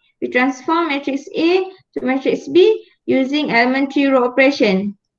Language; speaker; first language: English; non-native, local second language; Malay